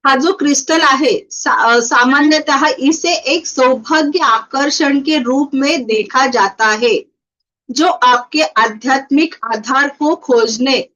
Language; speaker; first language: Hindi; non-native, local second language; Marathi